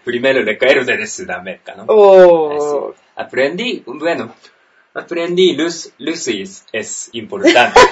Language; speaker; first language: Spanish; non-native, learner; Japanese